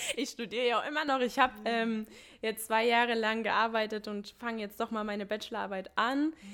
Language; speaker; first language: German; early bilingual, other home language; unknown